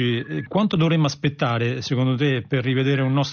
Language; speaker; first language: Italian; native; Italian